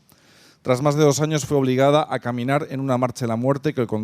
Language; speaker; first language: Spanish; native; Spanish